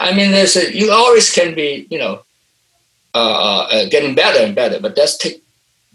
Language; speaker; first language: English; non-native, local second language; Cantonese